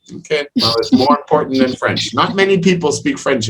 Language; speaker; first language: English; non-native, fluent; French